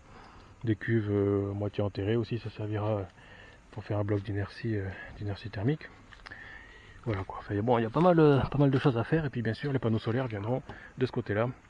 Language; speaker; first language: French; native; French